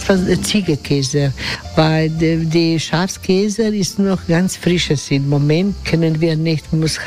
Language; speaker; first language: German; non-native, learner; Croatian